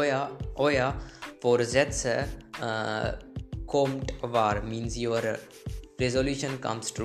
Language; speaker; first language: German; non-native, learner; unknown